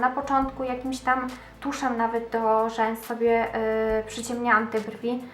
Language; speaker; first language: Polish; native; Polish